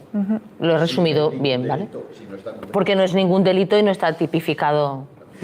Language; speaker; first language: Spanish; native; Spanish